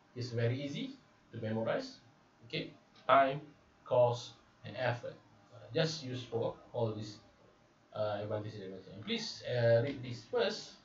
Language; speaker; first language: English; non-native, local second language; Malay